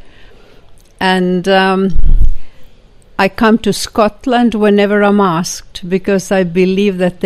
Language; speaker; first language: English; non-native, fluent; Swedish